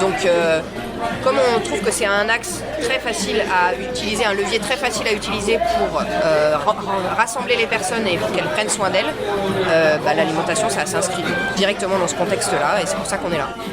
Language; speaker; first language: French; native; French